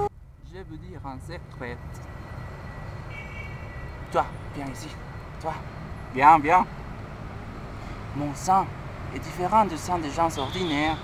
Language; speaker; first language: French; non-native, learner; Spanish